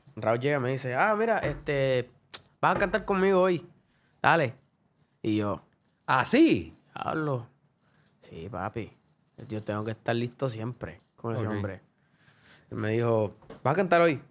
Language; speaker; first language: Spanish; early bilingual, other home language; English